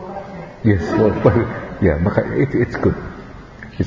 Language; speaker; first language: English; non-native, fluent; Indonesian